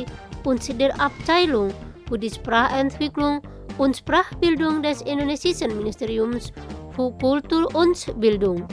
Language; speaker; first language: German; non-native, fluent; Indonesian